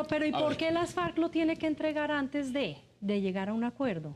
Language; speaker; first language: Spanish; native; Spanish